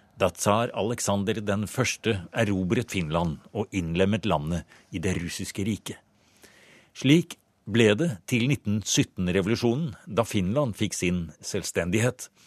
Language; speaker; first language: Norwegian; native; Norwegian